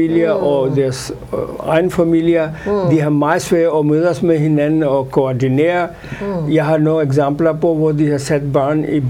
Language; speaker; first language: Danish; non-native, fluent; Urdu